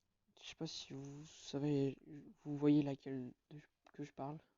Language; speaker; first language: French; native; French